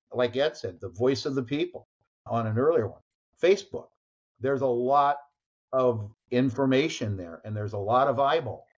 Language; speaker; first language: English; native; English